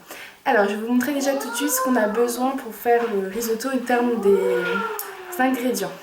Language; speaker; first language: French; native; French